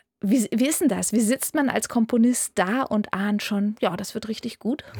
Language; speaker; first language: German; native; German